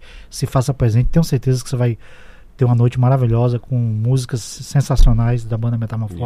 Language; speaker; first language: Portuguese; native; Portuguese